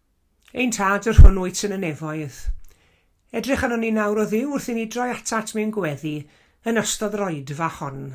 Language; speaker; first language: Welsh; native; Welsh